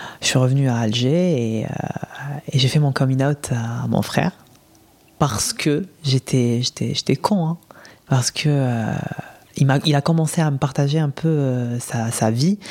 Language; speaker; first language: French; non-native, local second language; Arabic